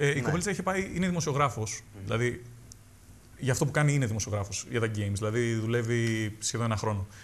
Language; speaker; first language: Greek; native; Greek